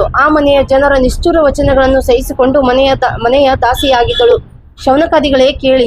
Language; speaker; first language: Kannada; native; Kannada